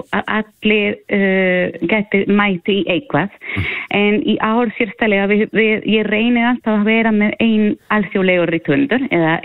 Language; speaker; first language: Icelandic; non-native, fluent; Spanish